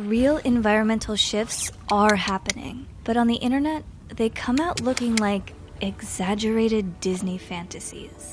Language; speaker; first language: English; native; English